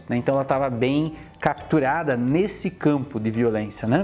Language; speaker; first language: Portuguese; native; Portuguese